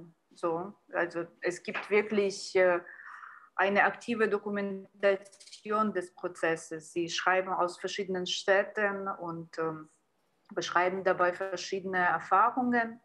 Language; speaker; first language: German; non-native, fluent; Ukrainian